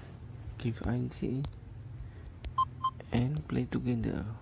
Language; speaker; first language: English; non-native, learner; Indonesian